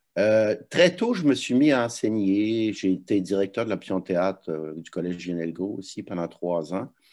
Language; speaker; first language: French; native; French